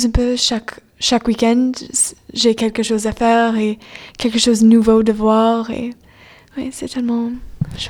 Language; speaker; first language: French; non-native, fluent; English